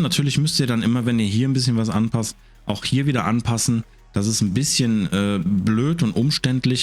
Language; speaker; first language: German; native; German